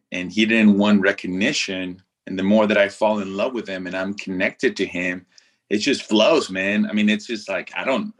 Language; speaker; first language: English; non-native, fluent; Spanish